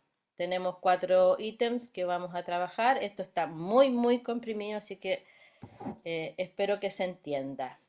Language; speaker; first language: Spanish; native; Spanish